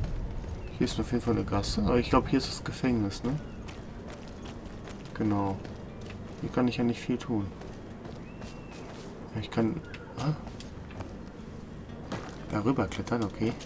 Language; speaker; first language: German; native; German